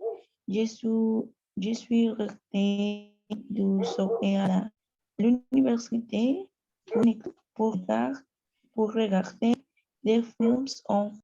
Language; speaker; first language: French; non-native, learner; Spanish